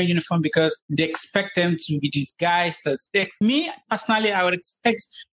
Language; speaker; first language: English; non-native, local second language; Yoruba